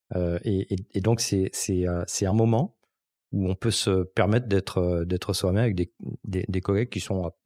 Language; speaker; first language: French; native; French